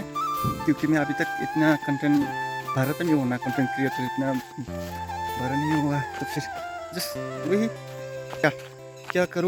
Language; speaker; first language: Hindi; non-native, local second language; Kok Borok